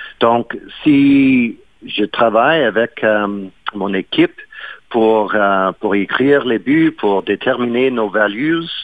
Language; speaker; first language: French; non-native, fluent; English